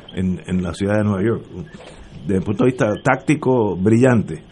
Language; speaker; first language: Spanish; native; Spanish